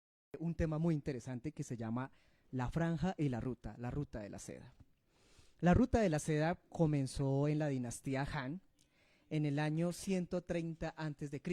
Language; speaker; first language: Spanish; native; Spanish